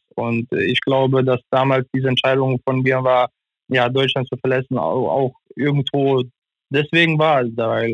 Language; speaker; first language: German; non-native, fluent; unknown